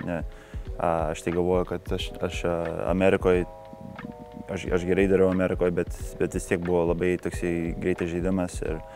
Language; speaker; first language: Lithuanian; early bilingual, heritage; Lithuanian